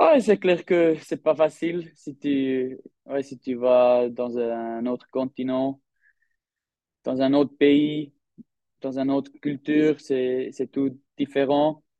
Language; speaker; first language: French; non-native, local second language; German